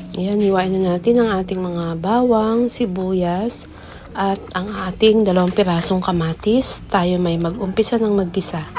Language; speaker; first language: Filipino; native; Filipino